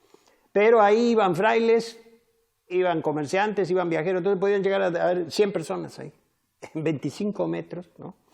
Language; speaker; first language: Spanish; native; Spanish